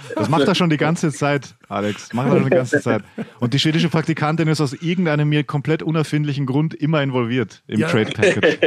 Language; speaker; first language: German; native; German